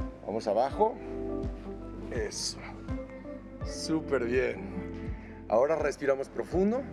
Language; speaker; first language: Spanish; native; Spanish